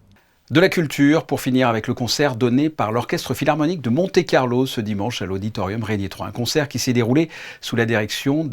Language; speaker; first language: French; native; French